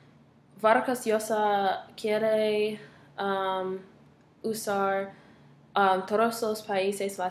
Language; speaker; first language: Spanish; non-native, learner; English